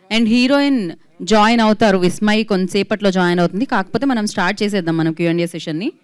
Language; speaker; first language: Telugu; native; Telugu